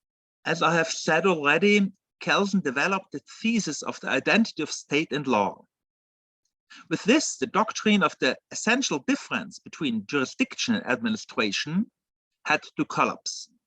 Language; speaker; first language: English; non-native, fluent; German